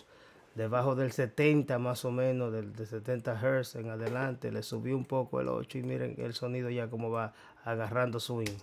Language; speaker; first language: Spanish; native; Spanish